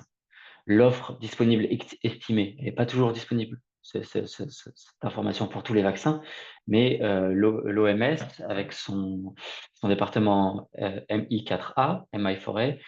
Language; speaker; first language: French; native; French